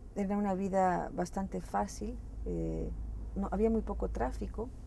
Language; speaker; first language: Spanish; native; Spanish